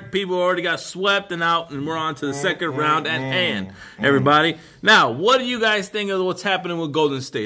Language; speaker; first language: English; native; English